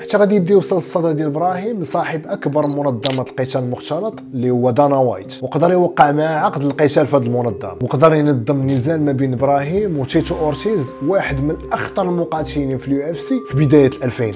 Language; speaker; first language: Arabic; native; Arabic